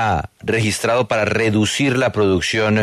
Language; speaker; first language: Spanish; native; Spanish